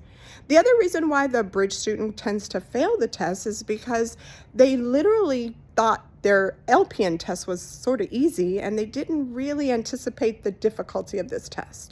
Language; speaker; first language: English; native; English